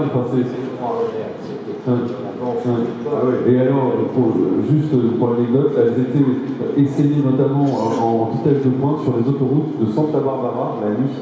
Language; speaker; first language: French; native; French